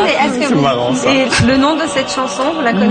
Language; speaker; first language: French; native; French